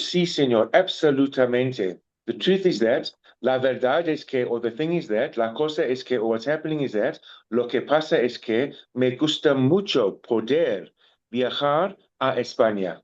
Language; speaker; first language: Spanish; non-native, learner; English